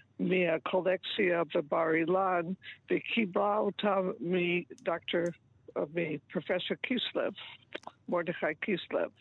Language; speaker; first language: Hebrew; non-native, fluent; English